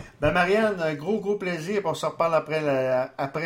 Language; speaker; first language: French; native; French